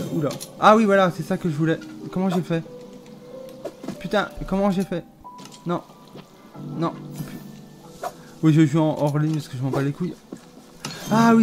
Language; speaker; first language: French; native; French